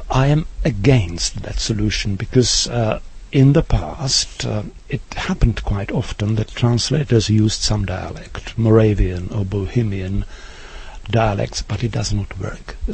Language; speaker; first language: English; non-native, fluent; Czech